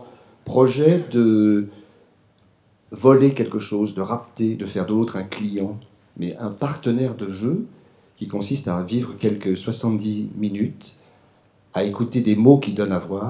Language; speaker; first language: French; native; French